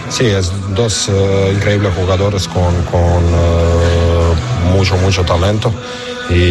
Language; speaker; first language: Spanish; non-native, fluent; English